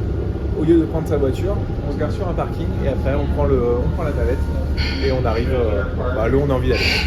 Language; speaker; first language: French; native; French